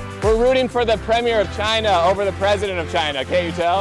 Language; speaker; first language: English; native; English